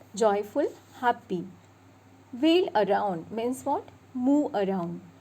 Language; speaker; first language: English; non-native, local second language; Marathi